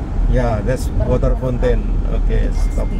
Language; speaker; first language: English; non-native, learner; Indonesian